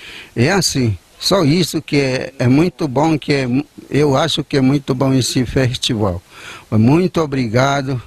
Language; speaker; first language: Portuguese; non-native, local second language; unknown